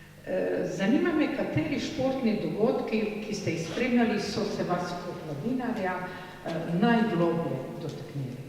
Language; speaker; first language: Slovenian; native; Slovenian